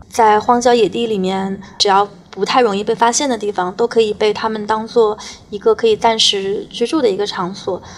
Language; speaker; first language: Chinese; native; Chinese